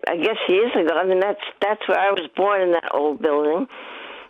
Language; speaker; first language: English; native; English